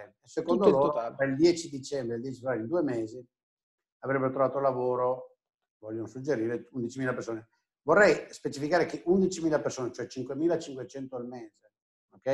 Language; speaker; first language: Italian; native; Italian